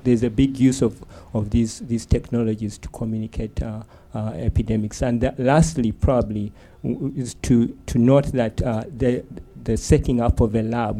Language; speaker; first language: English; non-native, local second language; Ganda